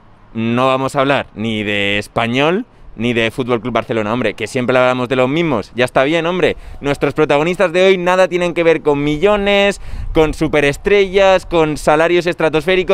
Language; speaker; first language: Spanish; native; Spanish